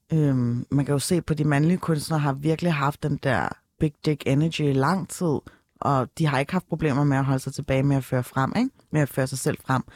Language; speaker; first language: Danish; early bilingual, other home language; Turkish